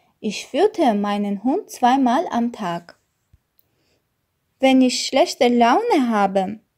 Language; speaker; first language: German; non-native, learner; Armenian